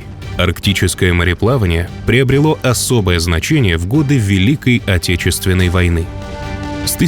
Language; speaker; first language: Russian; native; Russian